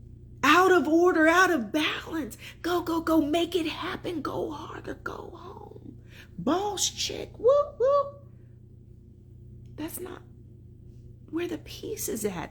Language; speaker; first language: English; native; English